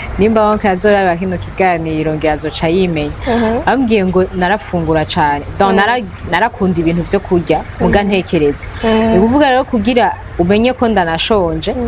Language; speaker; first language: Rundi; native; Rundi